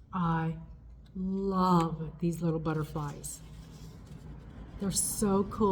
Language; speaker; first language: English; native; English